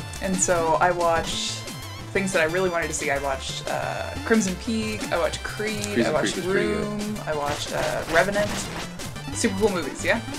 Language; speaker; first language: English; native; English